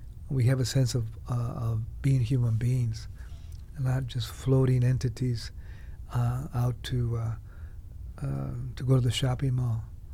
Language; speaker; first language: English; early bilingual, other home language; Spanish